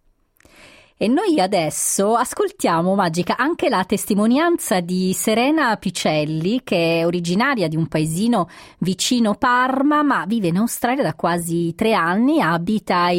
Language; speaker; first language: Italian; native; Italian